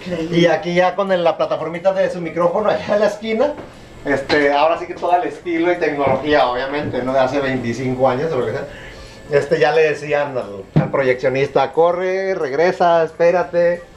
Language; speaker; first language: Spanish; native; Spanish